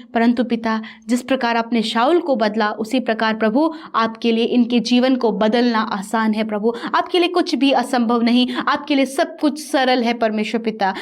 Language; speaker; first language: Hindi; native; Hindi